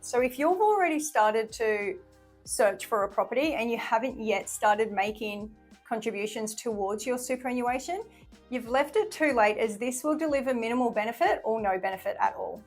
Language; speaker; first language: English; native; English